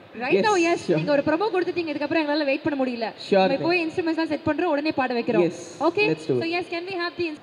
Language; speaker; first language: Tamil; native; Tamil